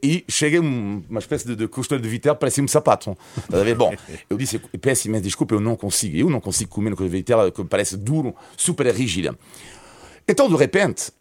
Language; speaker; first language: Portuguese; non-native, fluent; French